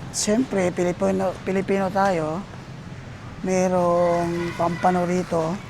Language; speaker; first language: Filipino; non-native, local second language; Cebuano